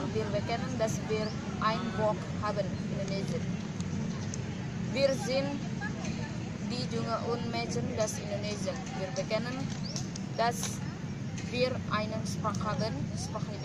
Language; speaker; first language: German; non-native, learner; Indonesian